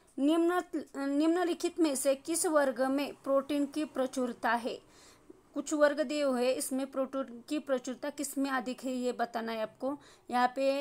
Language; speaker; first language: Hindi; non-native, local second language; Marathi